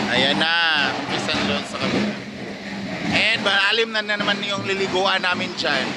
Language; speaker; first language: Filipino; non-native, local second language; Cebuano